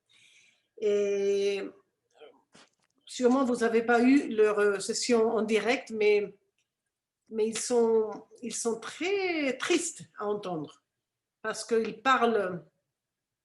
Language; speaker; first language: French; non-native, fluent; Spanish